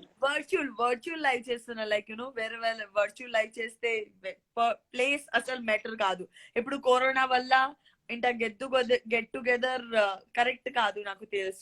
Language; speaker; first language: Telugu; non-native, learner; Gujarati